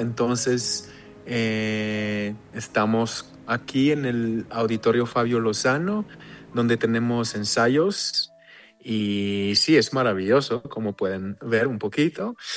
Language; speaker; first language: Spanish; non-native, fluent; Hebrew